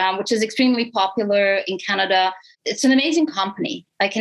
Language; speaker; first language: English; non-native, fluent; Romanian